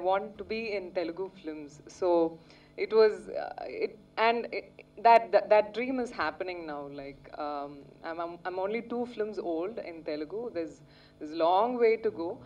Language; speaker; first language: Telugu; non-native, learner; Tamil